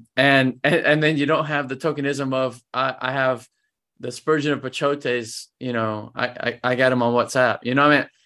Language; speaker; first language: English; native; English